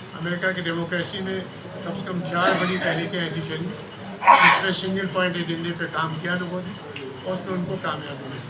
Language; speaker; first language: Hindi; native; Hindi